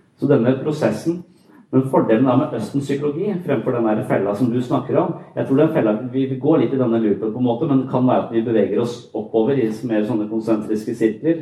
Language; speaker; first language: Norwegian; native; Norwegian